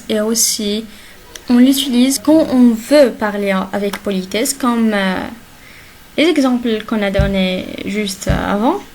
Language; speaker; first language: French; non-native, local second language; Arabic